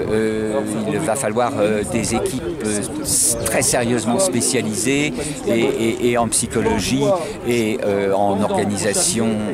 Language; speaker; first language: French; native; French